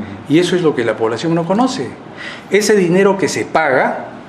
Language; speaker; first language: Spanish; native; Spanish